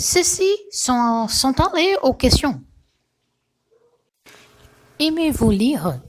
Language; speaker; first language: French; non-native, learner; Portuguese